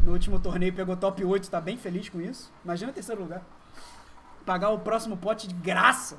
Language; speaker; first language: Portuguese; native; Portuguese